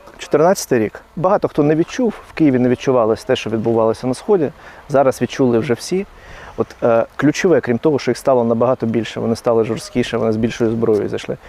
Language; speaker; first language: Ukrainian; native; Ukrainian